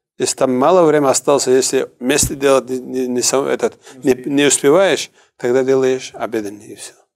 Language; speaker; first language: Russian; non-native, local second language; Kumyk